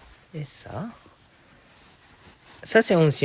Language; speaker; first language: French; non-native, fluent; Japanese